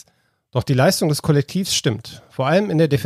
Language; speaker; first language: German; native; German